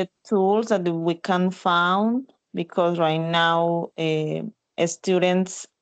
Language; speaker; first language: English; non-native, learner; Spanish